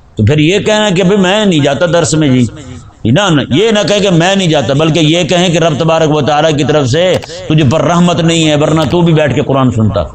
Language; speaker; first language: Urdu; non-native, local second language; Punjabi